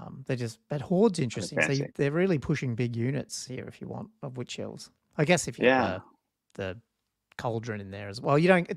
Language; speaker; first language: English; native; English